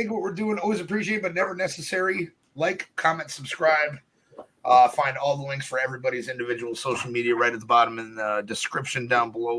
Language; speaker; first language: English; native; English